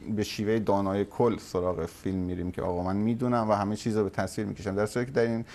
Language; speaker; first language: Persian; native; Persian